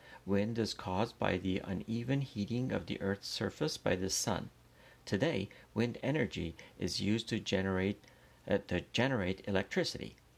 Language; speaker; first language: English; non-native, fluent; Persian